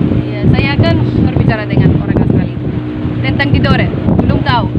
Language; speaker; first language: Indonesian; non-native, learner; English